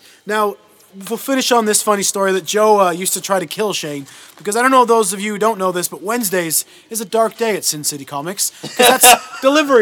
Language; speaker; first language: English; native; English